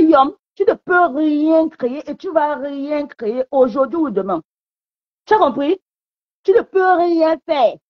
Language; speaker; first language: French; non-native, local second language; Lingala